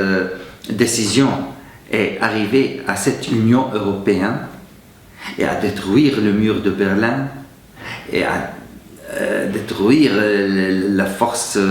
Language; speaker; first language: French; non-native, fluent; Arabic